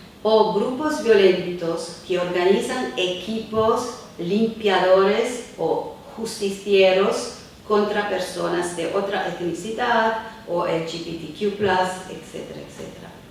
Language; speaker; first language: Spanish; non-native, fluent; Italian